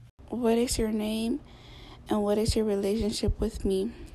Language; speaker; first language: English; early bilingual, other home language; Spanish